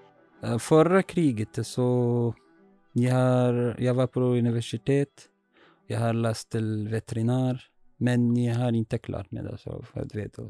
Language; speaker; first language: Swedish; non-native, learner; Arabic